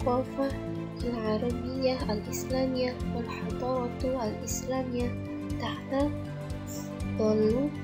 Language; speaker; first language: Arabic; non-native, learner; Indonesian